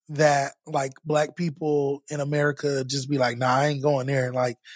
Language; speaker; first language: English; native; English